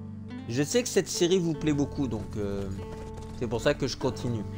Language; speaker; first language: French; native; French